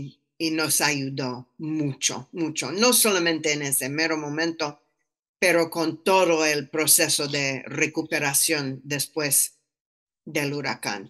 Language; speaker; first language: Spanish; non-native, fluent; English